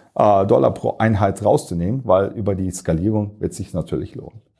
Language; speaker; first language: German; non-native, fluent; Turkish